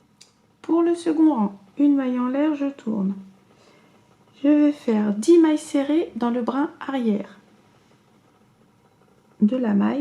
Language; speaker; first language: French; native; French